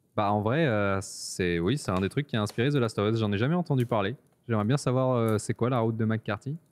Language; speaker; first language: French; native; French